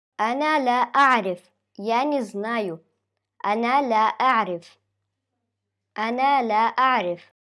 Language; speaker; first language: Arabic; non-native, fluent; Russian